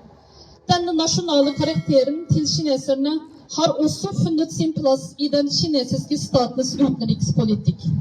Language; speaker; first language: Norwegian; non-native, fluent; Uyghur